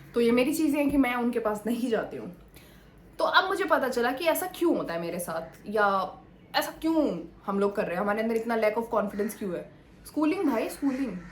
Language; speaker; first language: Hindi; native; Hindi